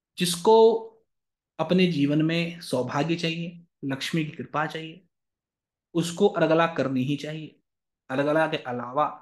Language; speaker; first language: Hindi; native; Hindi